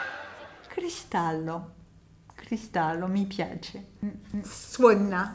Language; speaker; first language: Italian; non-native, fluent; French